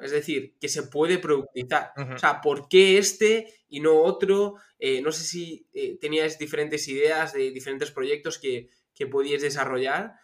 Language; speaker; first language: Spanish; native; Spanish